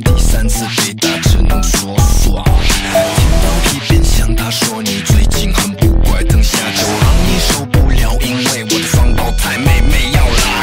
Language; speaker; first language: Chinese; native; Chinese